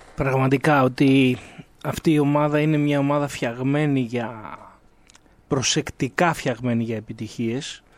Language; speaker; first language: Greek; native; Greek